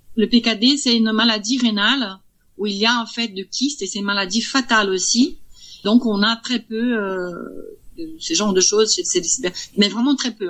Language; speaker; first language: French; non-native, fluent; Portuguese